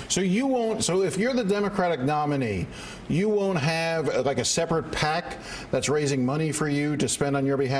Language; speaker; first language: English; native; English